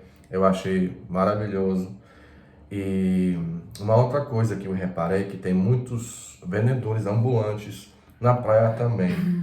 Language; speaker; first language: Portuguese; non-native, fluent; Croatian